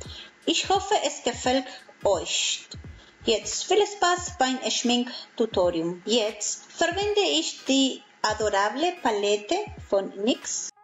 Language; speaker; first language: German; non-native, fluent; Spanish